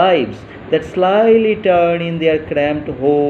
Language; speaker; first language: English; non-native, local second language; Hindi